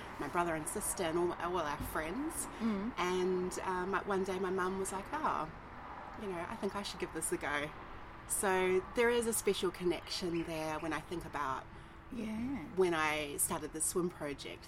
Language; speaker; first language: English; native; English